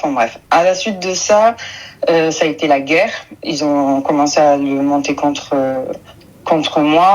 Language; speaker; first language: French; native; French